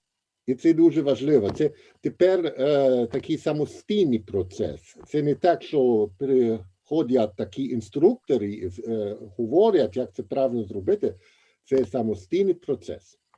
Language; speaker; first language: Ukrainian; non-native, fluent; German